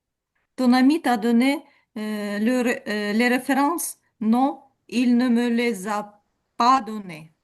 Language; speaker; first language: French; non-native, learner; Ukrainian